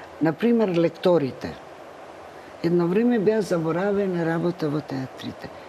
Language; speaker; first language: Macedonian; native; Macedonian